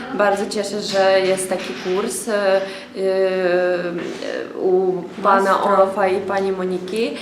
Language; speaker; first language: Polish; non-native, learner; Ukrainian